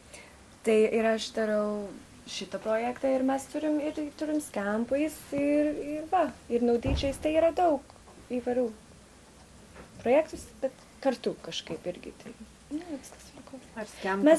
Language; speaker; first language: Lithuanian; non-native, learner; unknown